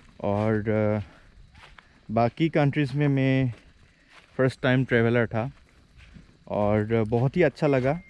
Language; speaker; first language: Hindi; non-native, local second language; Assamese